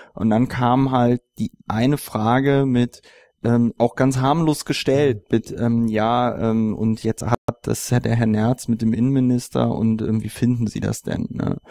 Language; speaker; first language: German; native; German